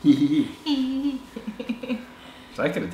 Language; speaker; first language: Indonesian; non-native, fluent; English